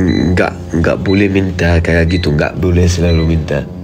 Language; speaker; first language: Indonesian; non-native, fluent; Arabic